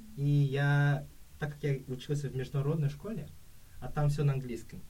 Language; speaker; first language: Russian; early bilingual, other home language; Korean